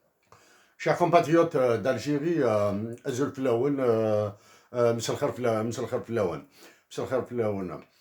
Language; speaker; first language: French; native; French